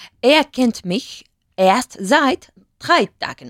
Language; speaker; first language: German; non-native, learner; Spanish